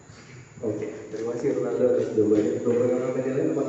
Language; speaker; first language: Indonesian; native; Indonesian